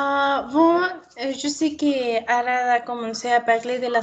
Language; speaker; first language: French; non-native, learner; Spanish